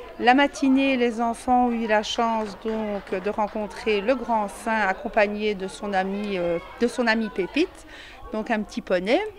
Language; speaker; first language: French; native; French